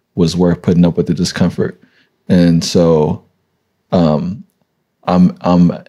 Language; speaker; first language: English; native; English